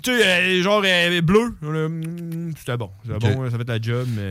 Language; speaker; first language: French; native; French